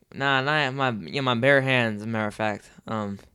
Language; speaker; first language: English; native; English